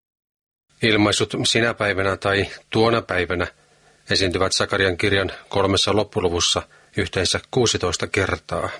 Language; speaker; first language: Finnish; native; Finnish